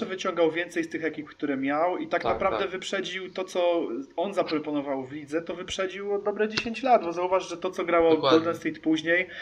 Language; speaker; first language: Polish; native; Polish